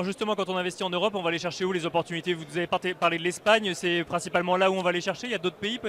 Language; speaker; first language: French; native; French